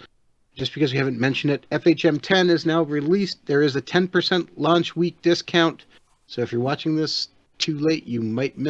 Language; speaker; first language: English; native; English